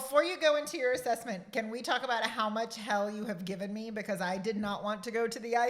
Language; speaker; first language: English; native; English